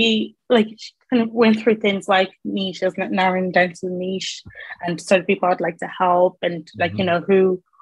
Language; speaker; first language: English; native; English